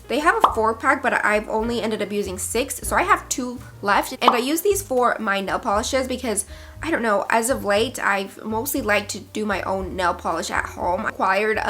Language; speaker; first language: English; native; English